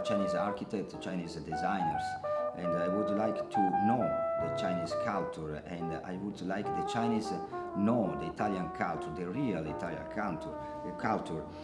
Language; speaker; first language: English; non-native, learner; Italian